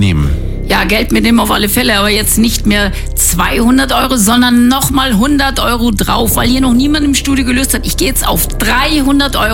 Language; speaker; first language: German; native; German